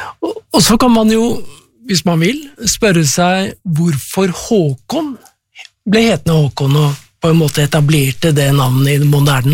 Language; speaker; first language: Norwegian; native; Norwegian